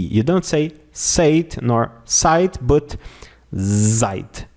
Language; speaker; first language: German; non-native, fluent; Portuguese